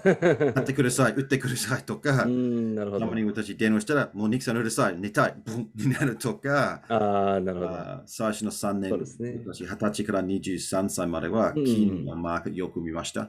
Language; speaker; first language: Japanese; non-native, learner; English